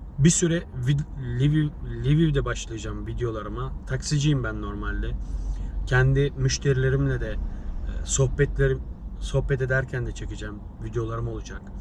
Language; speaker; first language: Turkish; native; Turkish